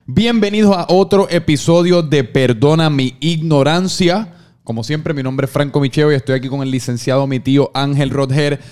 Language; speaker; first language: Spanish; native; Spanish